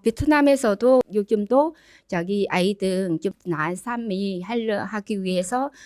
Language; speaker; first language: Korean; non-native, learner; Vietnamese